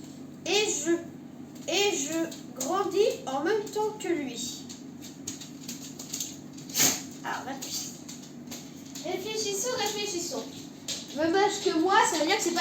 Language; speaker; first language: French; native; French